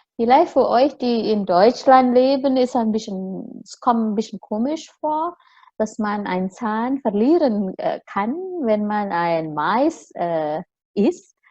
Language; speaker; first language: German; non-native, fluent; Indonesian